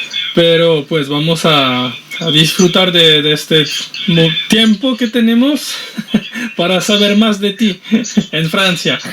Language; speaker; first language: Spanish; non-native, fluent; French